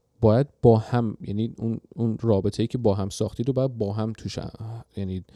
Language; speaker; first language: Persian; native; Persian